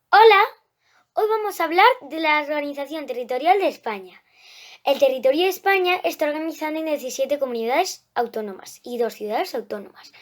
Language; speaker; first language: Spanish; native; Spanish